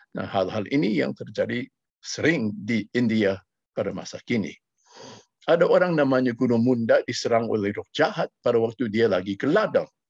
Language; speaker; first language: Malay; non-native, fluent; English